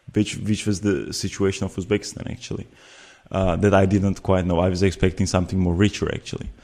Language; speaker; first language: English; non-native, fluent; Turkish